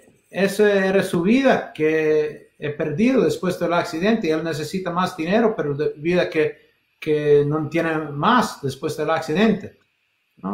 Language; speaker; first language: Spanish; non-native, fluent; English